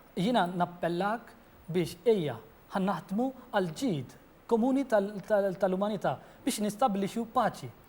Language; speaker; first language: Maltese; non-native, fluent; Urdu